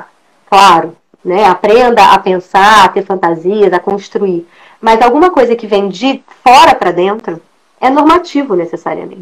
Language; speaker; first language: Portuguese; native; Portuguese